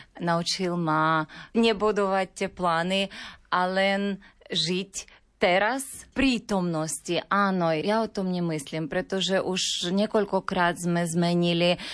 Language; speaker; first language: Slovak; non-native, learner; Ukrainian